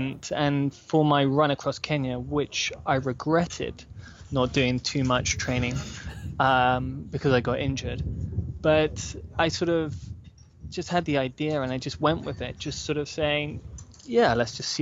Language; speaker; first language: English; native; English